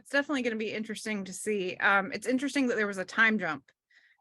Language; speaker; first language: English; native; English